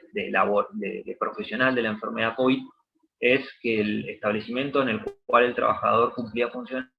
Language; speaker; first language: Spanish; native; Spanish